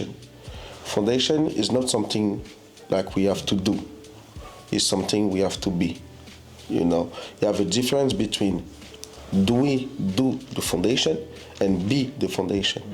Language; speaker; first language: English; non-native, fluent; French